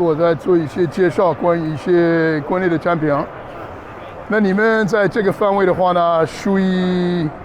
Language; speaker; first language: Chinese; non-native, fluent; English